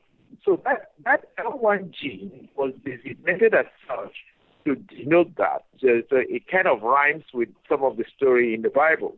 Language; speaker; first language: English; non-native, local second language; Igbo